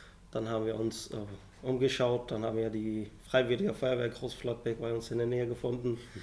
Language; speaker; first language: German; non-native, fluent; Arabic